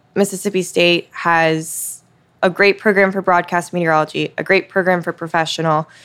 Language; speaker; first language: English; native; English